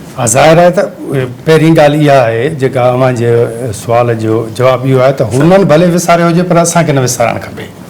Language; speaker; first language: Sindhi; native; Sindhi